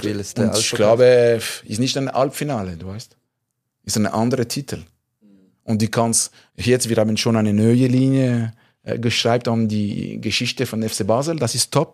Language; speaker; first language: German; non-native, local second language; French